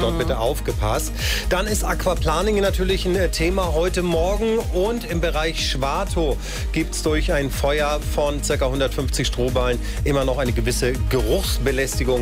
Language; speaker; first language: German; native; German